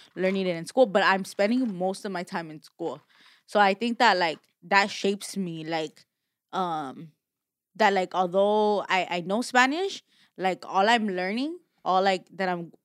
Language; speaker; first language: English; early bilingual, other home language; Spanish